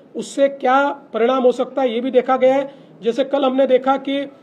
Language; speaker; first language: Hindi; non-native, local second language; Marathi